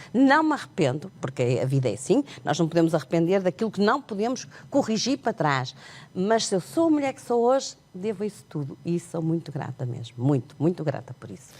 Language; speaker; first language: Portuguese; non-native, local second language; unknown